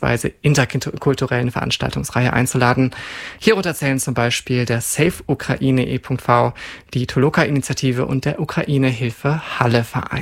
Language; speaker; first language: German; native; German